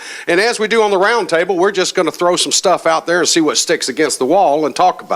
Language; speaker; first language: English; native; English